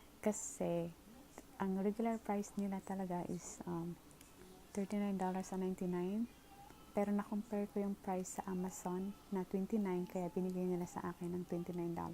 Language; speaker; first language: Filipino; non-native, local second language; Cebuano